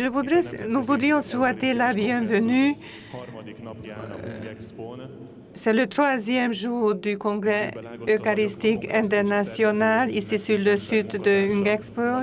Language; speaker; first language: French; non-native, fluent; Hungarian